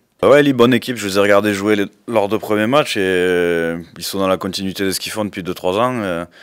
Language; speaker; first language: French; native; French